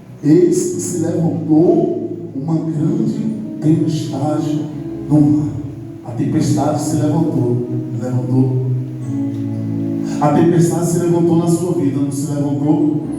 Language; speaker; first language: Portuguese; native; Portuguese